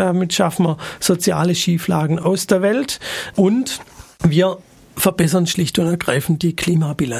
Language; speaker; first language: German; native; German